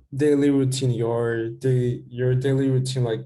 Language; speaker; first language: English; non-native, fluent; Spanish